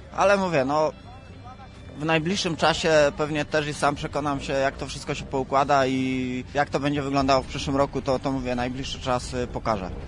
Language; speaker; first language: Polish; native; Polish